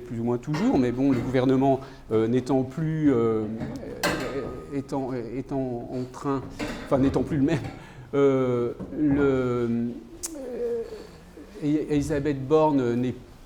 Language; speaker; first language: French; native; French